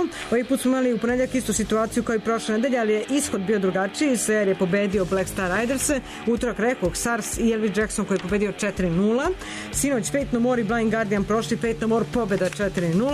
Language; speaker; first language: Serbian; native; Serbian